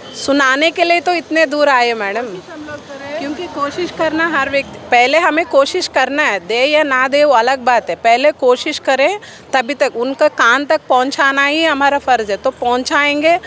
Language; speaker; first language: Hindi; non-native, local second language; Telugu